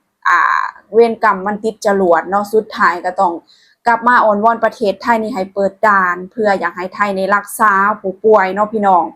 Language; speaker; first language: Thai; non-native, local second language; Lao